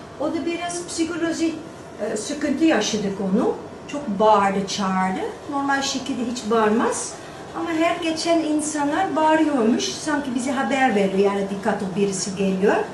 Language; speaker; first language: Turkish; non-native, fluent; Dutch